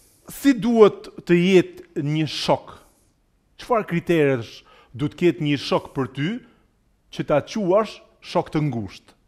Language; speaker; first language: Albanian; native; Albanian